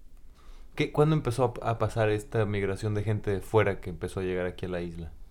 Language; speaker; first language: Spanish; native; Spanish